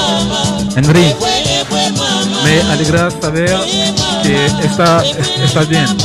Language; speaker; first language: Spanish; non-native, learner; French